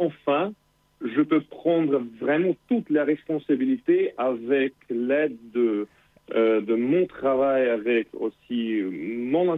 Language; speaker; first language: French; non-native, fluent; Russian